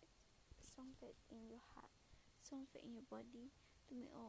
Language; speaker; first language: English; non-native, learner; Malay